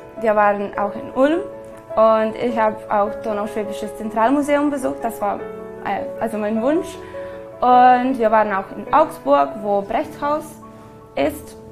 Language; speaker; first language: German; non-native, fluent; Serbian